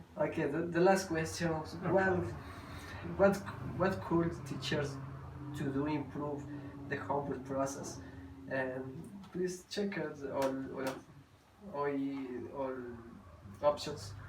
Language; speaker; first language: English; non-native, learner; Spanish